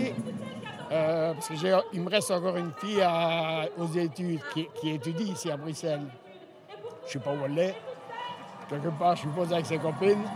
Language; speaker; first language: French; early bilingual, other home language; Spanish